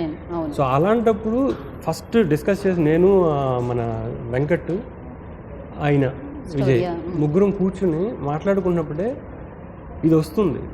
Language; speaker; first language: Telugu; native; Telugu